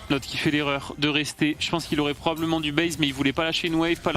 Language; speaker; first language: French; native; French